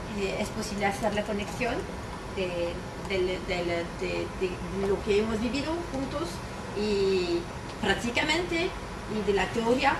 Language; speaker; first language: Spanish; non-native, fluent; French